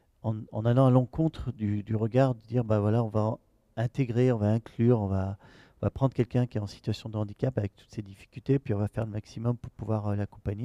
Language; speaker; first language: French; native; French